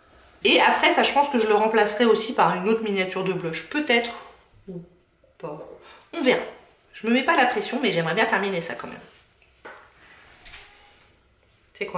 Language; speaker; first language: French; native; French